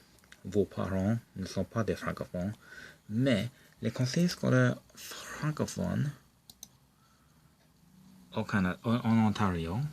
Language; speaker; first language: French; non-native, local second language; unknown